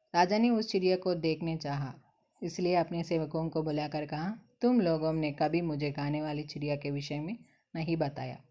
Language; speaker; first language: Hindi; non-native, local second language; Telugu